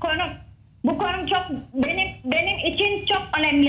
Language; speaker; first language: Turkish; non-native, learner; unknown